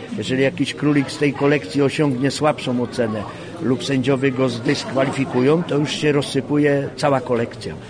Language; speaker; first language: Polish; native; Polish